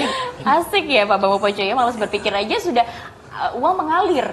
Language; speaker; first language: Indonesian; native; Indonesian